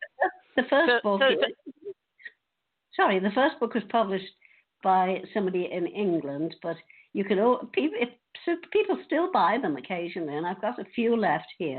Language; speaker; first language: English; native; English